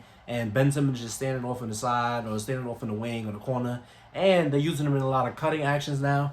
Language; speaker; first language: English; native; English